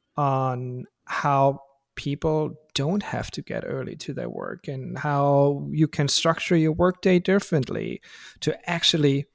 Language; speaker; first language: English; non-native, fluent; German